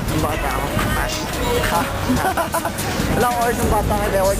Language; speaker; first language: Filipino; native; Filipino